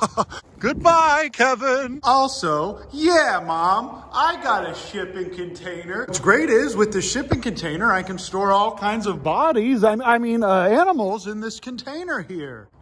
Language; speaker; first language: English; native; English